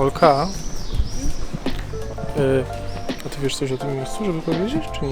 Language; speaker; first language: Polish; native; Polish